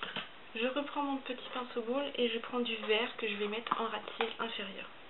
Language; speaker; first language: French; native; French